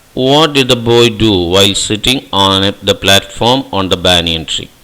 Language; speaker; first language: English; non-native, local second language; Malayalam